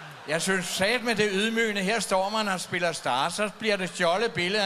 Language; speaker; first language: Danish; native; Danish